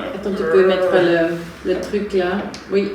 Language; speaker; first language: French; non-native, fluent; German